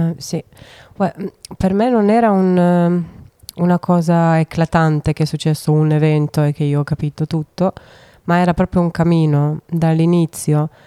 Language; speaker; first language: Italian; non-native, fluent; Croatian